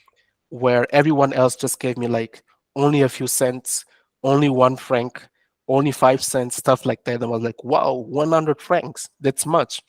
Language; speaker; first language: English; non-native, fluent; French